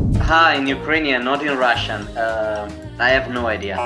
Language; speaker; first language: English; non-native, fluent; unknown